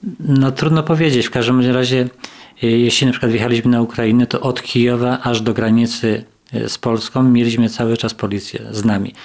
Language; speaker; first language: Polish; native; Polish